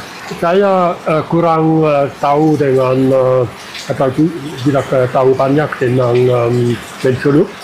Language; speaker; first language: Indonesian; non-native, fluent; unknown